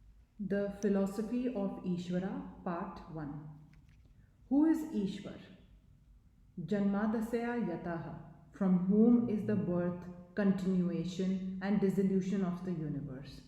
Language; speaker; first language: English; non-native, local second language; Hindi